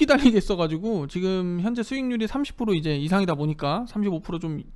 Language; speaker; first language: Korean; native; Korean